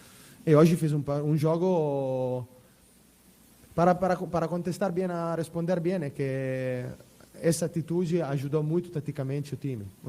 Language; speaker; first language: Portuguese; non-native, fluent; Italian